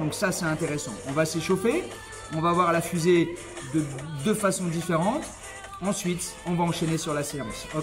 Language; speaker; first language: French; native; French